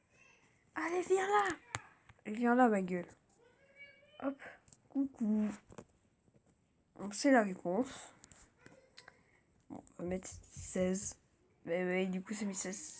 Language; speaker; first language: French; native; French